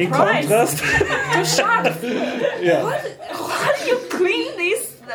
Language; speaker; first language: English; non-native, learner; Chinese